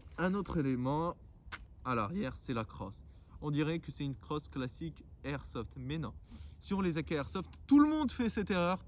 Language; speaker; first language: French; non-native, fluent; Ukrainian